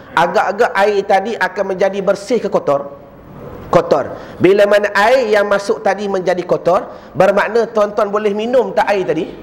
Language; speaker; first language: Malay; native; Malay